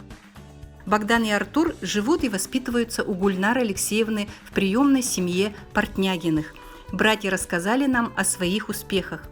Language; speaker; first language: Russian; native; Russian